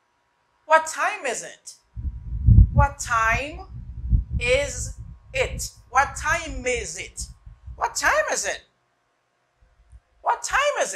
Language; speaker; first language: English; non-native, fluent; Haitian Creole